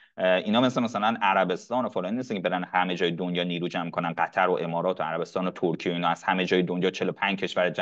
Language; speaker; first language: Persian; non-native, local second language; Arabic